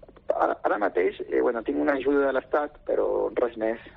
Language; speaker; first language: Catalan; non-native, local second language; Spanish